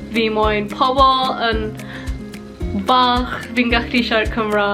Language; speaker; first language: Welsh; non-native, learner; Malay